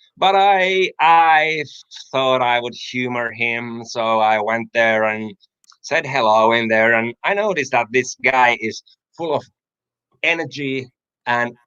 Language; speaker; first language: English; non-native, fluent; Finnish